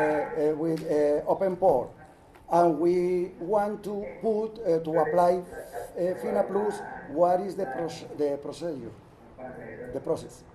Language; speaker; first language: English; non-native, learner; Spanish